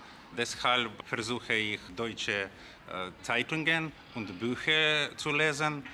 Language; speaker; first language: German; non-native, learner; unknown